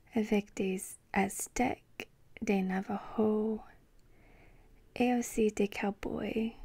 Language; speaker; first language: French; non-native, learner; English